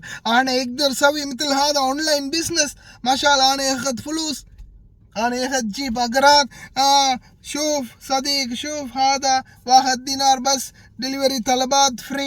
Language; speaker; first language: Arabic; non-native, learner; Tamil